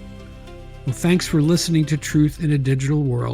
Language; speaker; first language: English; native; English